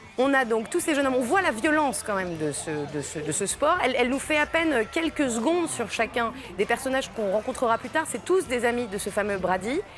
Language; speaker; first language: French; native; French